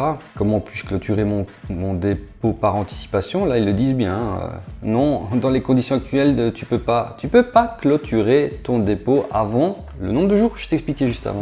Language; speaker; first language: French; native; French